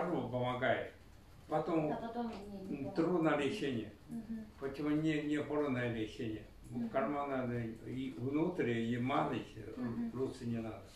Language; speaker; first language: Russian; non-native, learner; Chinese